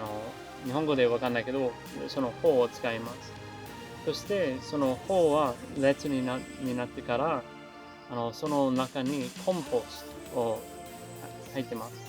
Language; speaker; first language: Japanese; non-native, learner; English